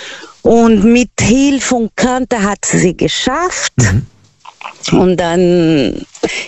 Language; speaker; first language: German; non-native, learner; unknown